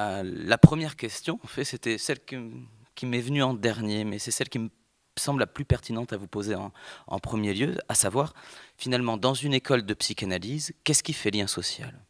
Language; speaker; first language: French; native; French